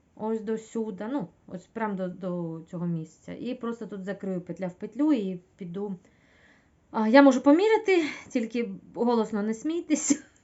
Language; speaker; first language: Ukrainian; non-native, local second language; Russian